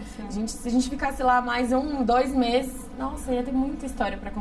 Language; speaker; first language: Portuguese; native; Portuguese